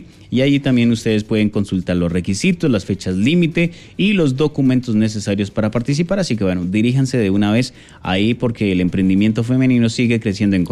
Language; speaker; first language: Spanish; native; Spanish